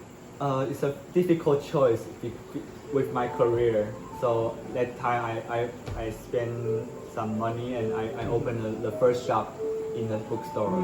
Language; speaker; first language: English; non-native, learner; Chinese